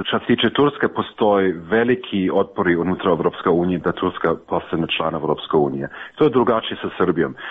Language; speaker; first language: Serbian; non-native, fluent; German